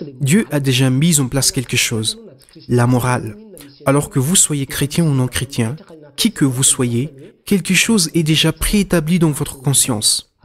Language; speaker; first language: French; non-native, local second language; Malagasy